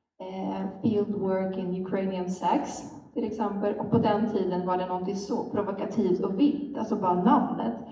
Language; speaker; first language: Swedish; non-native, learner; Ukrainian